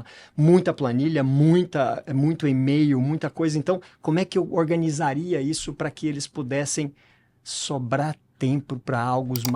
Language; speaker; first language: Portuguese; native; Portuguese